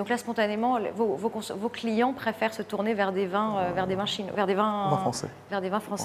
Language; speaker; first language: French; native; French